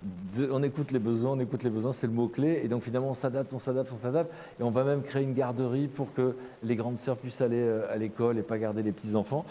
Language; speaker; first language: French; native; French